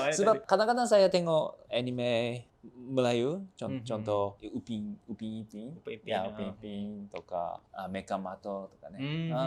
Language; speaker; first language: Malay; non-native, fluent; Japanese